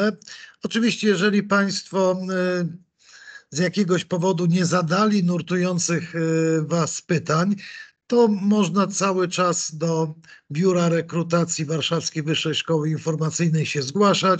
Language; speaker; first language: Polish; native; Polish